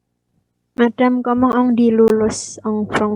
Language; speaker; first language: French; non-native, learner; Indonesian